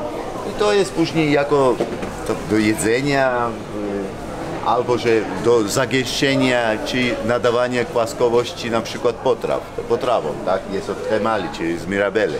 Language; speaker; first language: Polish; non-native, fluent; Georgian